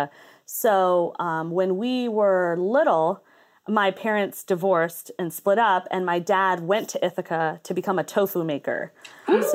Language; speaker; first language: English; native; English